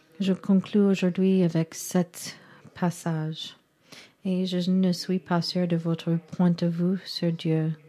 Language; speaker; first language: French; non-native, learner; English